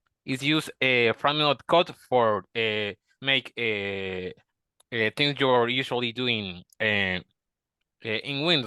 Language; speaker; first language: English; non-native, learner; Spanish